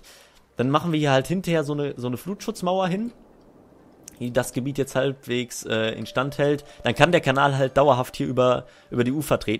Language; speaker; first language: German; native; German